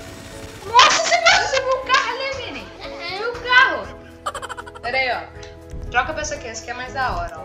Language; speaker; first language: Portuguese; native; Portuguese